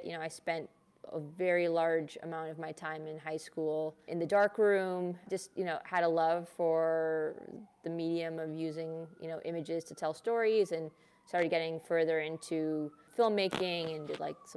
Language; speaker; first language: English; early bilingual, other home language; Hindi